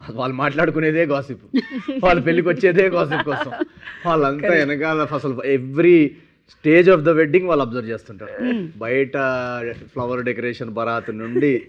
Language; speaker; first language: Telugu; native; Telugu